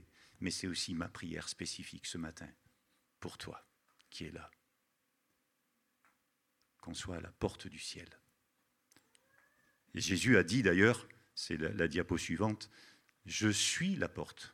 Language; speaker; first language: French; native; French